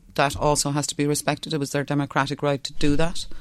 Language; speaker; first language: English; non-native, local second language; Irish